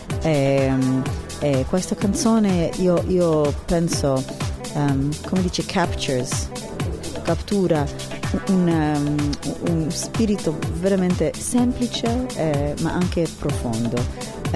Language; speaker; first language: Italian; non-native, learner; Hebrew